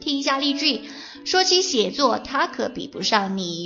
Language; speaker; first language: Chinese; native; Chinese